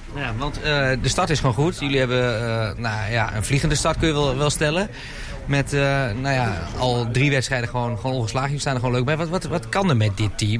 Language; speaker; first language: Dutch; native; Dutch